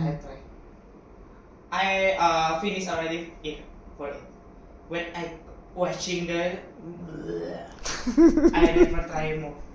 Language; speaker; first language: English; non-native, learner; Indonesian